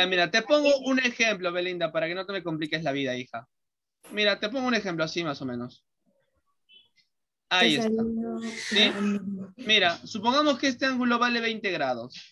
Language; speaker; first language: Spanish; native; Spanish